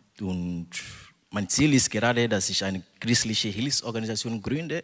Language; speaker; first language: German; non-native, fluent; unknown